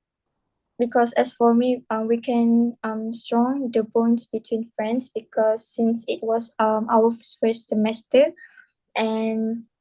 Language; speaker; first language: English; non-native, local second language; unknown